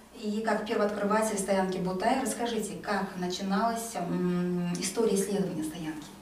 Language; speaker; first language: Russian; non-native, local second language; Kazakh